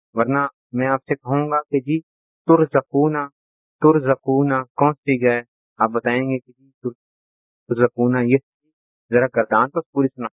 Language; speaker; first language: Urdu; native; Urdu